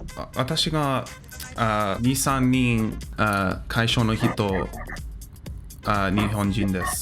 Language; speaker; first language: Japanese; non-native, learner; English